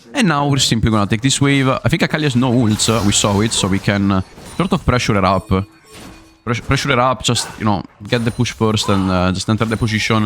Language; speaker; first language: English; non-native, fluent; Italian